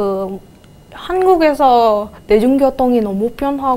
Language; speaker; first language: Korean; non-native, fluent; Indonesian